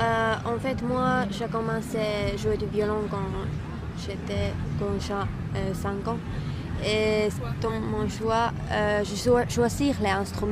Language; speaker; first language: French; non-native, learner; Finnish